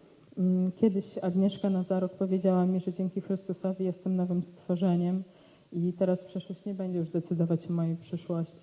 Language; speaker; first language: Polish; native; Polish